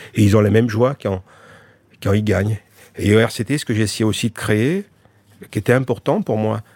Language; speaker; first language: French; native; French